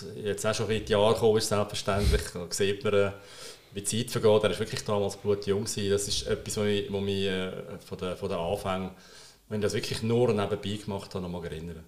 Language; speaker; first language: German; native; German